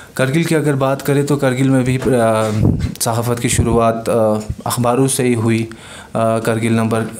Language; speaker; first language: Hindi; non-native, local second language; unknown